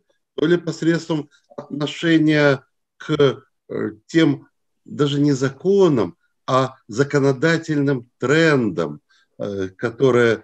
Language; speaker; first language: Russian; native; Russian